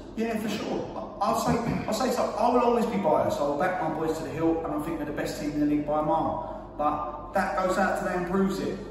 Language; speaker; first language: English; native; English